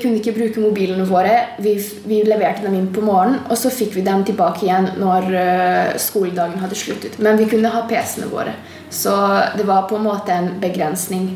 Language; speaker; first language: Norwegian; non-native, fluent; Hungarian